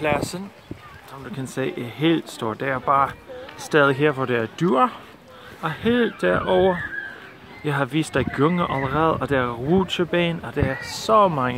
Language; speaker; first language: Danish; non-native, fluent; English